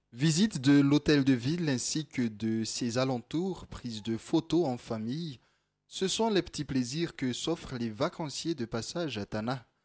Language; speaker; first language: French; non-native, local second language; Malagasy